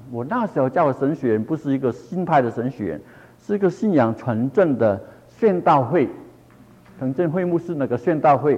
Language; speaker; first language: Chinese; non-native, local second language; Cantonese